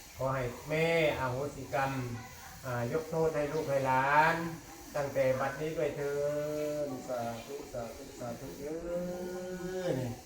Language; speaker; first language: Thai; native; Thai